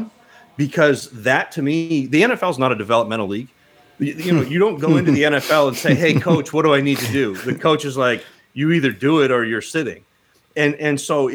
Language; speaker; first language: English; native; English